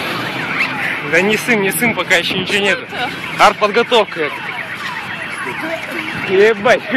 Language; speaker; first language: Russian; native; Russian